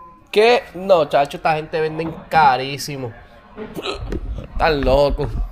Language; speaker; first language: Spanish; native; Spanish